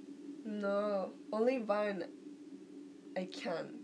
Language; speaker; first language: English; non-native, learner; Japanese